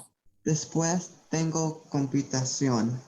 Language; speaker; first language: Spanish; non-native, learner; English